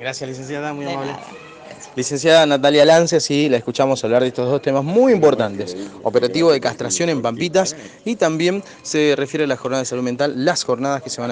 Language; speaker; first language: Spanish; native; Spanish